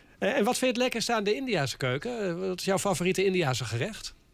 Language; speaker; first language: Dutch; native; Dutch